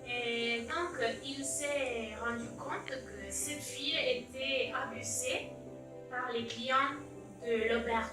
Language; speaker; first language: French; non-native, learner; Spanish